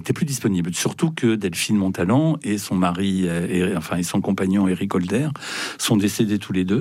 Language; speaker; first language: French; native; French